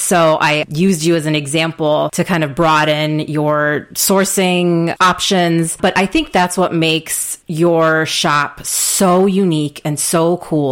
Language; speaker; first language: English; native; English